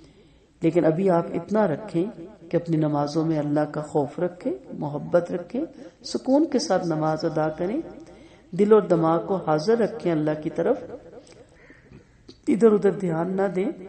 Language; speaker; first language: Urdu; native; Urdu